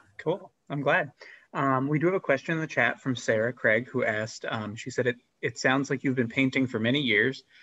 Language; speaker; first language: English; native; English